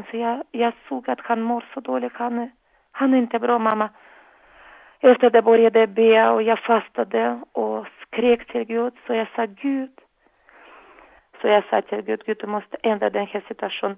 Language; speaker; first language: Swedish; non-native, fluent; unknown